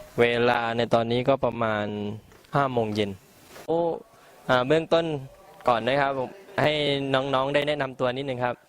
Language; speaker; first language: Thai; native; Thai